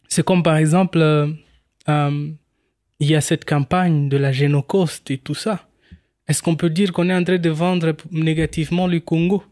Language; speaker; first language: French; non-native, local second language; Swahili